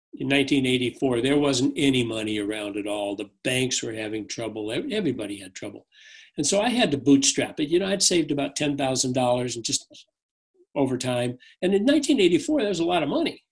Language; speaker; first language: English; native; English